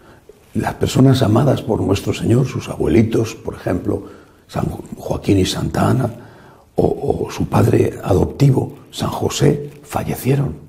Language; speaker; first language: Spanish; native; Spanish